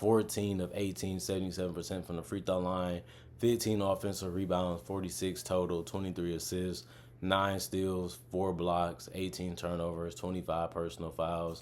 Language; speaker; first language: English; native; English